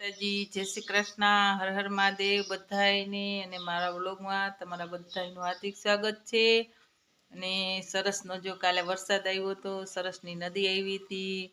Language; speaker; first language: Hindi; non-native, local second language; Gujarati